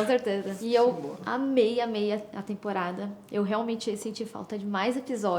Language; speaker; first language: Portuguese; native; Portuguese